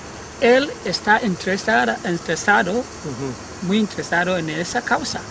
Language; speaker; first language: Spanish; non-native, learner; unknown